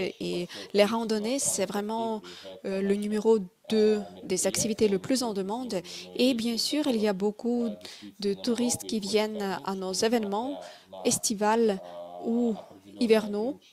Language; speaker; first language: French; non-native, fluent; Russian